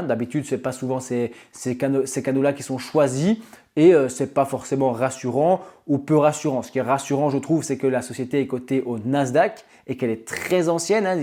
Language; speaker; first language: French; native; French